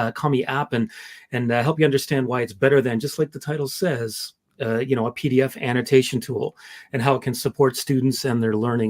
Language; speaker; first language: English; native; English